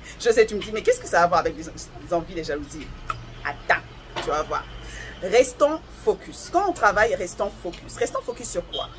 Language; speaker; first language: French; non-native, local second language; Lingala